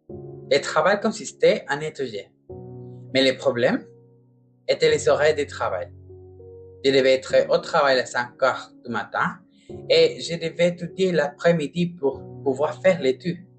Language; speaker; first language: French; non-native, learner; Spanish